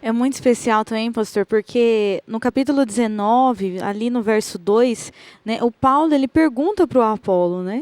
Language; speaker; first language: Portuguese; native; Portuguese